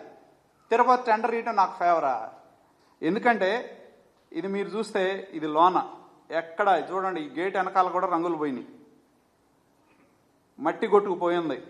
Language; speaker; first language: Telugu; native; Telugu